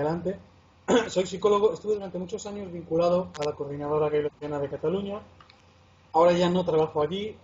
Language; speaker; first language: Spanish; native; Spanish